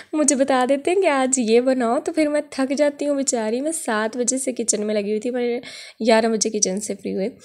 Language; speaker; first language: Urdu; non-native, local second language; Punjabi